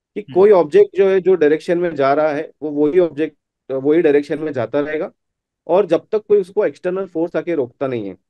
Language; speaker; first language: Hindi; non-native, local second language; Gujarati